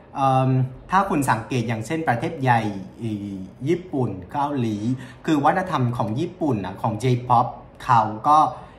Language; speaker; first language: Thai; non-native, fluent; Vietnamese